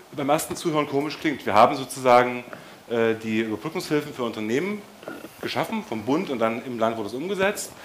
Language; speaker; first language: German; native; German